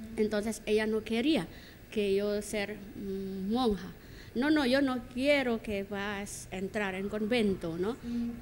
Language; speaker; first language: Spanish; non-native, learner; Indonesian